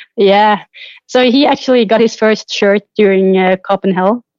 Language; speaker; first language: English; non-native, fluent; Norwegian